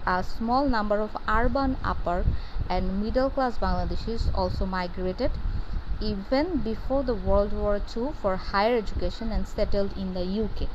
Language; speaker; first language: English; non-native, local second language; Bangla